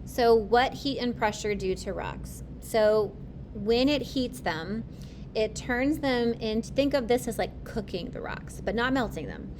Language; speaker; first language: English; native; English